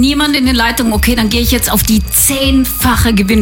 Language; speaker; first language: German; native; German